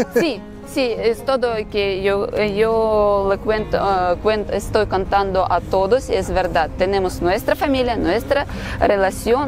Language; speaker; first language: Spanish; non-native, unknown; Russian